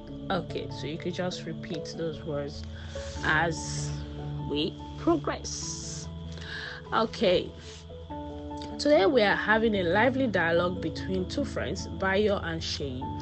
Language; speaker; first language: English; non-native, local second language; Yoruba